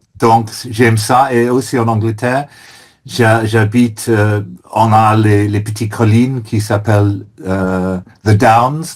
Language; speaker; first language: French; non-native, fluent; English